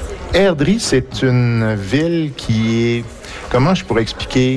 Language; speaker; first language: French; native; French